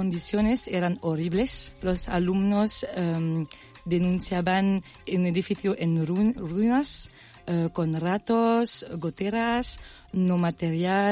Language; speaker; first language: Spanish; non-native, learner; French